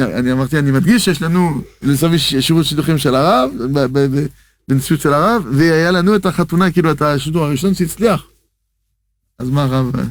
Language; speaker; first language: Hebrew; non-native, fluent; French